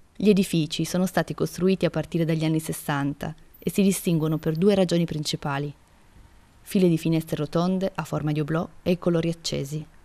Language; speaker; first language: Italian; native; Italian